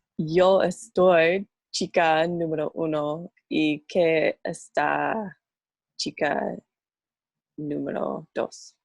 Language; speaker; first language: Spanish; non-native, learner; English